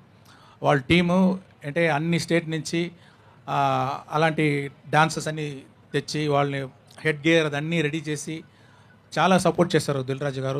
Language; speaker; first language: Telugu; non-native, learner; Tamil